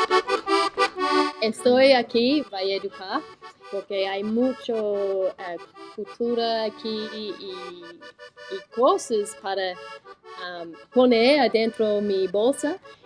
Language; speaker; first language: Spanish; non-native, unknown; English